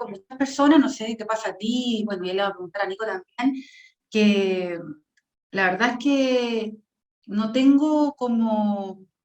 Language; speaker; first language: Spanish; native; Spanish